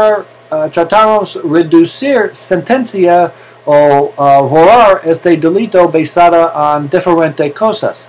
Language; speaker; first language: Spanish; non-native, learner; English